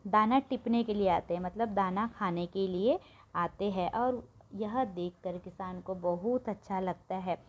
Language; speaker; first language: Hindi; non-native, local second language; Marathi